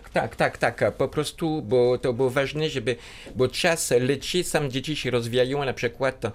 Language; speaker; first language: Polish; non-native, fluent; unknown